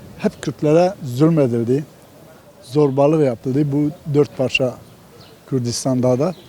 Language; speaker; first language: Turkish; non-native, local second language; Kurdish